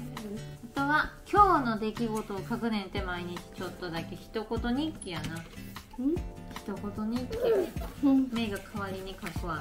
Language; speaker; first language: Japanese; native; Japanese